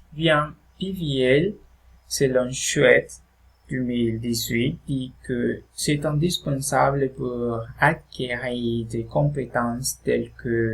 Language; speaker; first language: French; non-native, fluent; Spanish